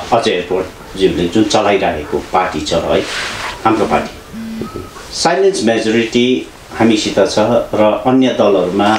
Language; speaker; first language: Nepali; native; Nepali